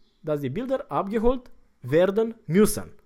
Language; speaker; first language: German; non-native, fluent; Romanian